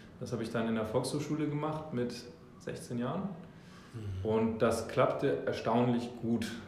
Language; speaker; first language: German; early bilingual, other home language; English